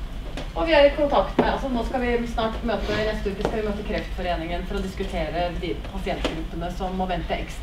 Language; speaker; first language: Norwegian; native; Norwegian